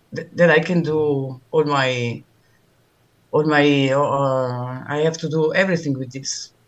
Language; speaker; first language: English; non-native, learner; Italian